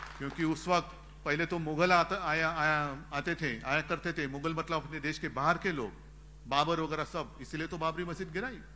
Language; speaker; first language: Hindi; non-native, local second language; Marathi